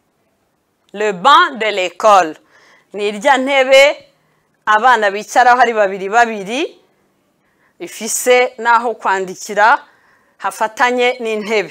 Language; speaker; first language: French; non-native, local second language; Kinyarwanda